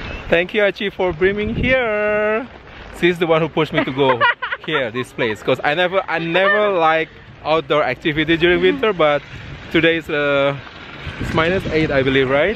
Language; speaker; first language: English; non-native, learner; Indonesian